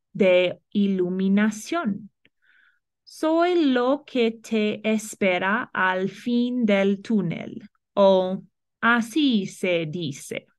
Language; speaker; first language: Spanish; non-native, fluent; English